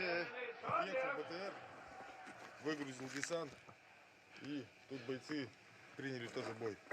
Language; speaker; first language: Russian; native; Russian